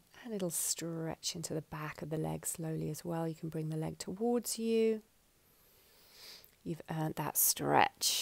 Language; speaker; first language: English; native; English